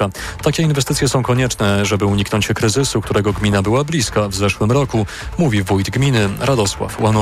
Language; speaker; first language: Polish; native; Polish